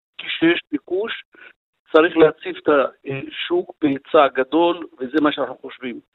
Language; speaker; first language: Hebrew; non-native, local second language; Arabic